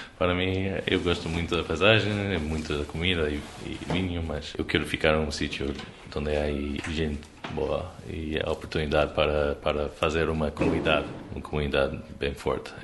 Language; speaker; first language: Portuguese; non-native, learner; English